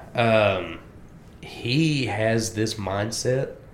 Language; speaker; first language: English; native; English